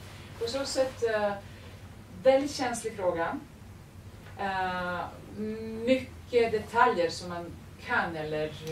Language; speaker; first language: Swedish; non-native, fluent; Serbian